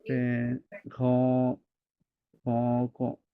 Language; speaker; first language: French; non-native, learner; Bangla